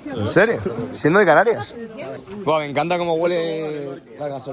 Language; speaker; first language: Spanish; native; Spanish